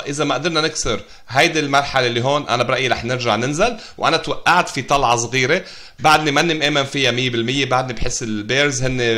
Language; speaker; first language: Arabic; native; Arabic